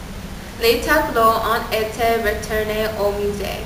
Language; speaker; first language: French; non-native, learner; English